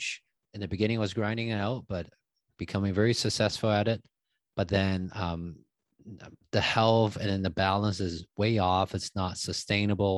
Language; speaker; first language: English; non-native, fluent; Chinese